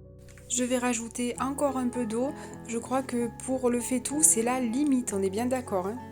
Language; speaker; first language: French; native; French